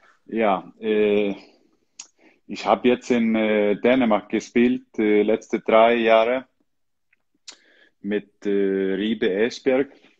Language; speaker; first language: German; non-native, learner; Icelandic